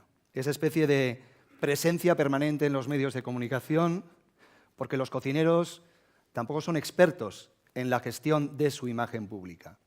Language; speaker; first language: Spanish; native; Spanish